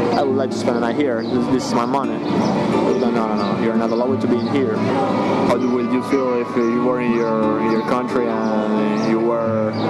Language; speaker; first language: English; non-native, learner; Spanish